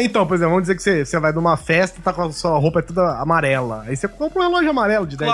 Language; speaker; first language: Portuguese; native; Portuguese